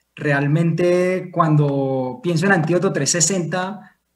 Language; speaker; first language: Spanish; native; Spanish